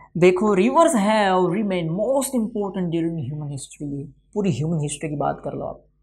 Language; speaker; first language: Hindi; non-native, local second language; Gujarati